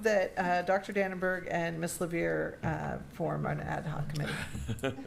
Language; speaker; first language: English; native; English